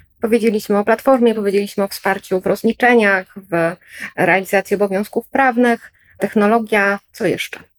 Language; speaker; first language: Polish; native; Polish